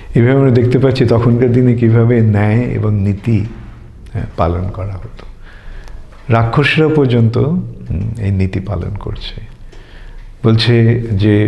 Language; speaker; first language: Bangla; native; Bangla